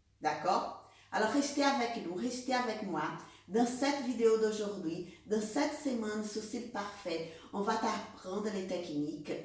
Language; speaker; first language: French; non-native, fluent; Portuguese